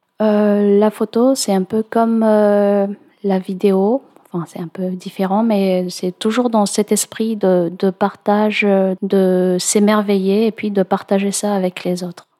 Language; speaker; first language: French; non-native, local second language; Malagasy